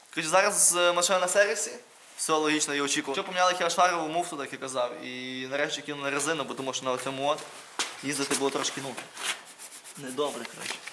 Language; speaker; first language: Ukrainian; native; Ukrainian